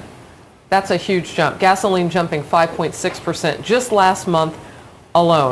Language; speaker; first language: English; native; English